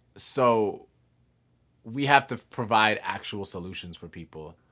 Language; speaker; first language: English; native; English